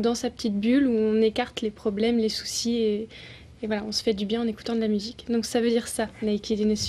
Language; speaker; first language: French; native; French